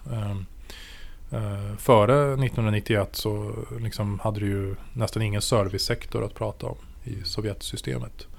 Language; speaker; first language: Swedish; native; Swedish